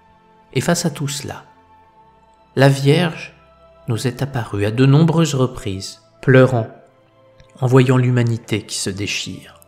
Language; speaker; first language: French; native; French